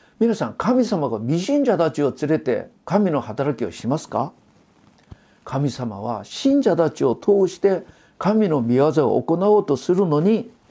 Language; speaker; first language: Japanese; non-native, fluent; Korean